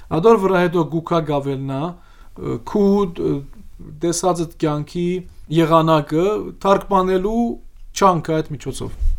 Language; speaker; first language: Armenian; early bilingual, heritage; Armenian